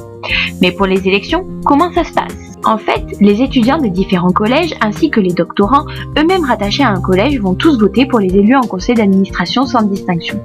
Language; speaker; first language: French; native; French